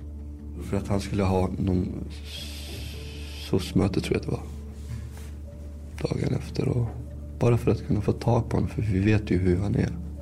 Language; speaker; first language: Swedish; early bilingual, other home language; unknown